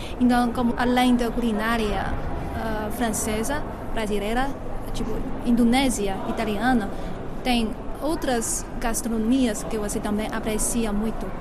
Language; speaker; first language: Portuguese; non-native, fluent; Chinese